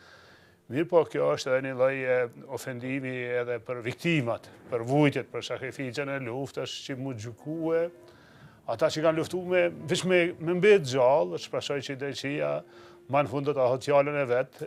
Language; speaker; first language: Albanian; native; Albanian